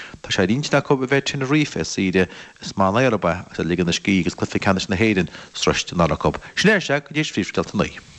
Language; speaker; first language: Irish; native; Irish